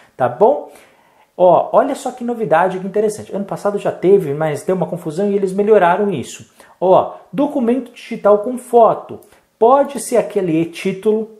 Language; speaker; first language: Portuguese; native; Portuguese